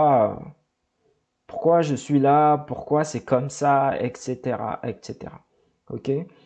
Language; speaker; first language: French; non-native, fluent; Portuguese